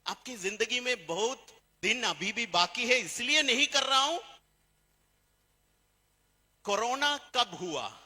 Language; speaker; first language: Hindi; non-native, learner; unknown